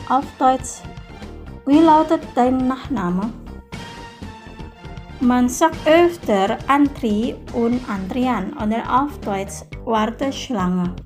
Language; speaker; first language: German; non-native, fluent; Indonesian